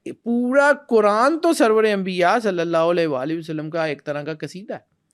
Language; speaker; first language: Urdu; non-native, local second language; Punjabi